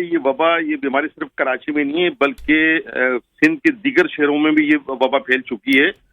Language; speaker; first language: Urdu; native; Urdu